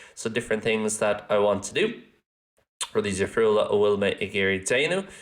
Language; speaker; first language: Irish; non-native, local second language; English